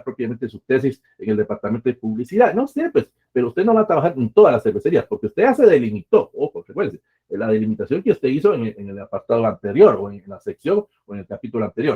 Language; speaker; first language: Spanish; native; Spanish